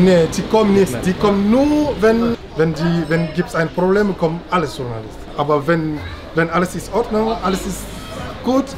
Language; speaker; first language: German; non-native, learner; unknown